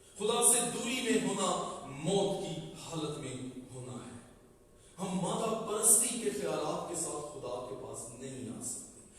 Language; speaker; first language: Urdu; non-native, local second language; Punjabi